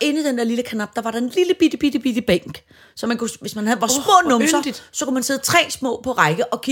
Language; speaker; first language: Danish; native; Danish